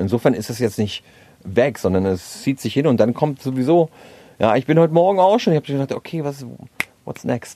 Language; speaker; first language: German; native; German